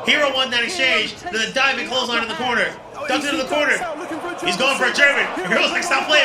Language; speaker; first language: English; native; English